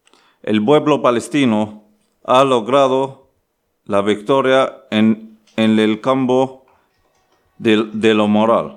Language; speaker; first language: Spanish; non-native, learner; Arabic